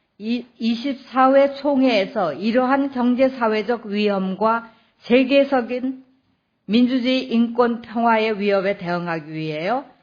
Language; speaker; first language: Korean; native; Korean